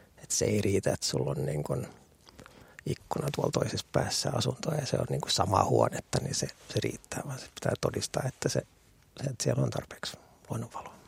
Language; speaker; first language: Finnish; non-native, local second language; Swedish